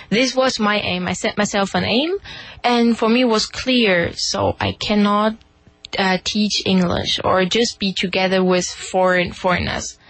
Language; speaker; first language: English; non-native, fluent; German